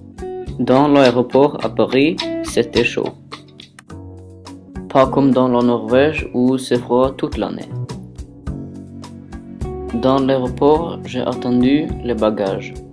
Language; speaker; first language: French; non-native, learner; Norwegian